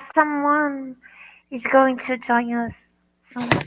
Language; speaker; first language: English; non-native, fluent; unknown